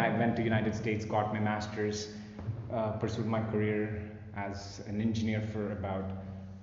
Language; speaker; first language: English; non-native, local second language; Telugu